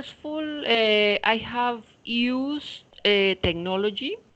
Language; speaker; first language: English; non-native, fluent; Spanish